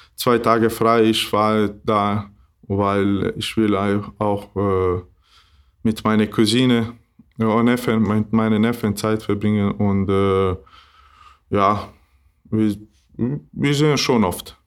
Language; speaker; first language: German; non-native, learner; Bosnian